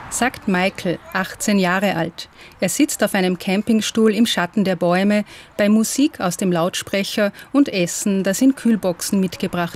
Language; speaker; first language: German; native; German